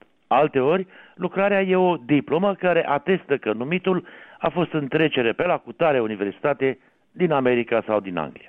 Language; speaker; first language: Romanian; native; Romanian